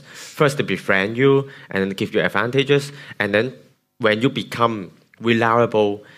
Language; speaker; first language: English; non-native, local second language; Cantonese